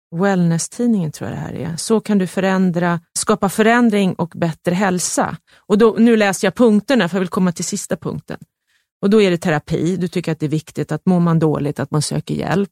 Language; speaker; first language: Swedish; native; Swedish